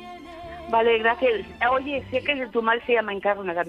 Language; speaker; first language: Spanish; native; Spanish